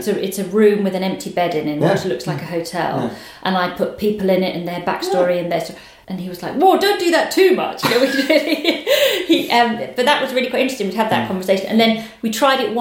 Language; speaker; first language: English; native; English